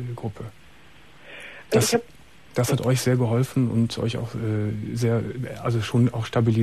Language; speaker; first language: German; native; German